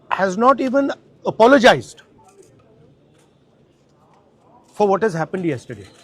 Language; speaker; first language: English; non-native, local second language; Hindi